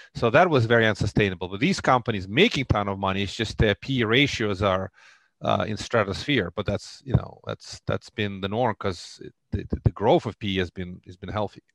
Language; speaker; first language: English; non-native, fluent; Russian